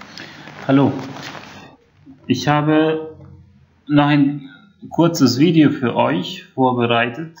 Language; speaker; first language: German; non-native, fluent; Albanian